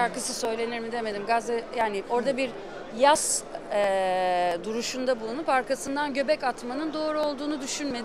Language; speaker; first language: Turkish; native; Turkish